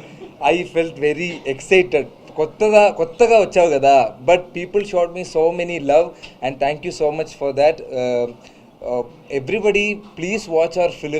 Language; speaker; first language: Telugu; non-native, learner; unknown